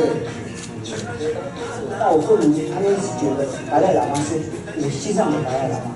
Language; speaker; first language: Chinese; non-native, fluent; Tibetan